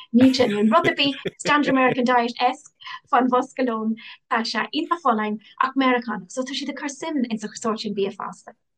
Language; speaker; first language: Irish; non-native, local second language; English